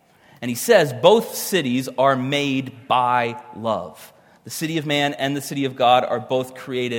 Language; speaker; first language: English; native; English